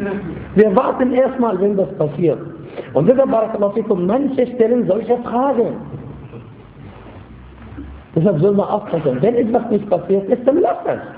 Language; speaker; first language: German; non-native, fluent; Arabic